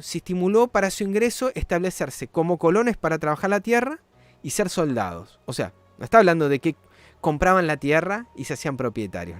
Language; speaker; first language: Spanish; native; Spanish